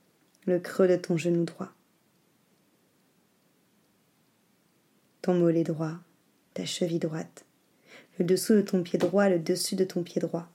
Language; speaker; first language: French; native; French